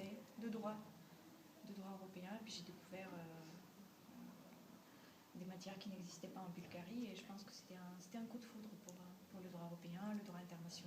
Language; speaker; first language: French; non-native, fluent; Bulgarian